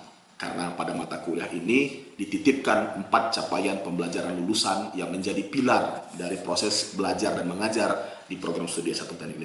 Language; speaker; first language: Indonesian; native; Indonesian